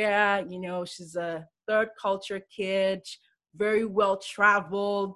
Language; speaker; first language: English; non-native, local second language; Yoruba